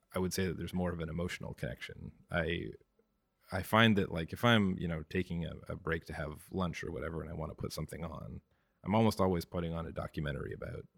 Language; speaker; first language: English; native; English